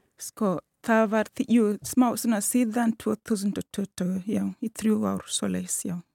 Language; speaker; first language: Icelandic; non-native, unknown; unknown